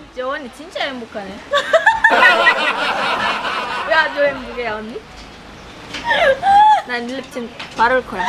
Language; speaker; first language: Korean; non-native, learner; Filipino